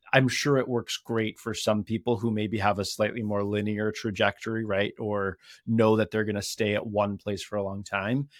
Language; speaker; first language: English; native; English